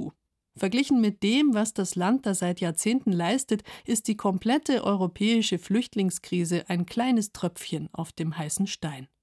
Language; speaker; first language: German; native; German